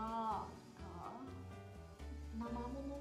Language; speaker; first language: Japanese; non-native, learner; Vietnamese